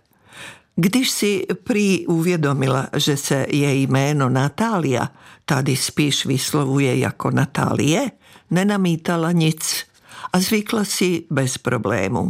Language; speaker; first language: Czech; native; Czech